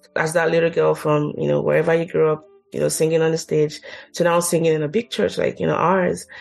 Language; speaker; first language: English; non-native, local second language; Yoruba